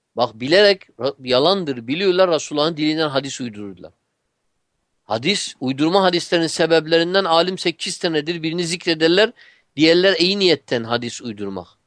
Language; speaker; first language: Turkish; non-native, fluent; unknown